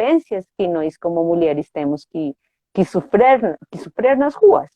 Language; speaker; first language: Portuguese; non-native, fluent; Spanish